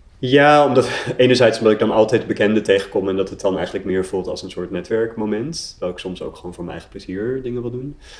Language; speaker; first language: Dutch; native; Dutch